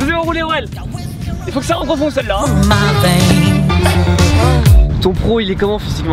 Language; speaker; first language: French; native; French